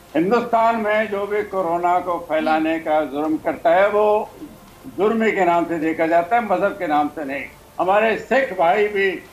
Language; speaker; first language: Hindi; native; Hindi